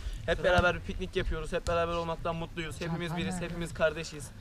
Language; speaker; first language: Turkish; native; Turkish